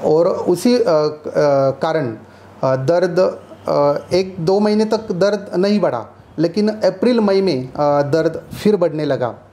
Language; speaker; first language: Hindi; non-native, local second language; Marathi